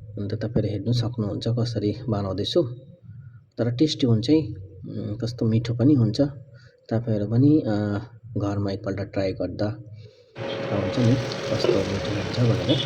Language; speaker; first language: Nepali; non-native, learner; Bangla